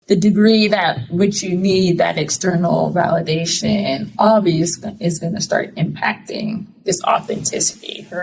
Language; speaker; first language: English; native; English